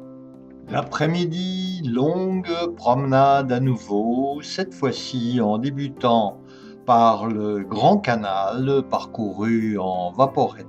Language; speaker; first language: French; native; French